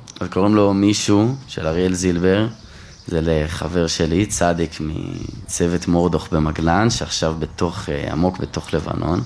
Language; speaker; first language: Hebrew; native; Hebrew